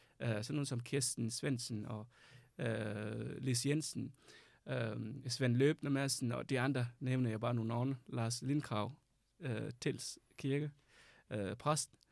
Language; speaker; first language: Danish; non-native, fluent; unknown